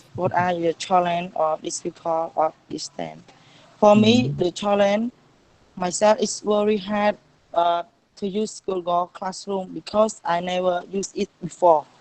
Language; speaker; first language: English; non-native, learner; Khmer